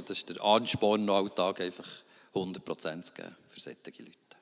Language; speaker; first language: German; native; German